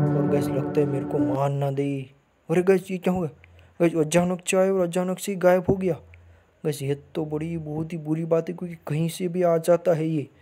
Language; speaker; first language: Hindi; non-native, local second language; Gujarati